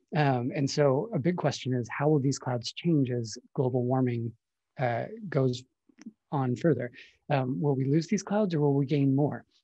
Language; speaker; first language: English; native; English